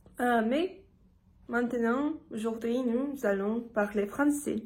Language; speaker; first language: French; non-native, learner; Russian